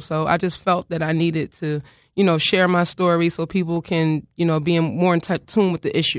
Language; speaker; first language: English; native; English